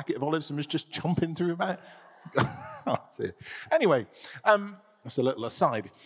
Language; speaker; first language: English; native; English